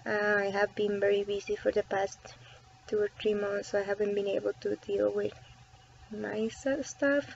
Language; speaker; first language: English; non-native, fluent; Spanish